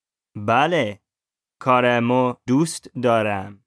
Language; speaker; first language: Persian; non-native, learner; English